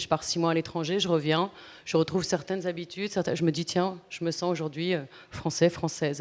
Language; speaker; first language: French; native; French